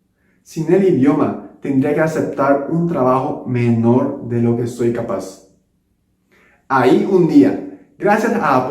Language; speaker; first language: Spanish; non-native, local second language; Japanese